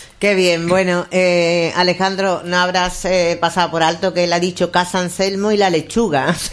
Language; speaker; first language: Spanish; native; Spanish